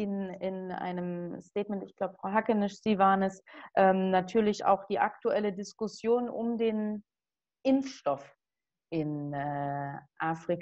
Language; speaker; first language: German; native; German